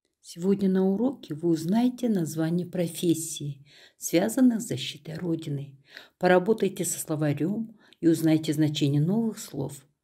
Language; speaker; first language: Russian; non-native, local second language; Kazakh